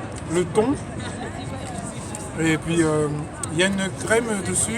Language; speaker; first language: French; native; French